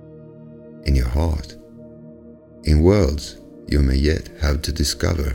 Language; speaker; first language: English; non-native, fluent; Swedish